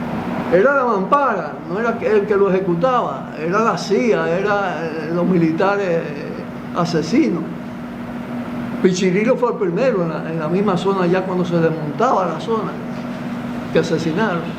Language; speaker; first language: Spanish; native; Spanish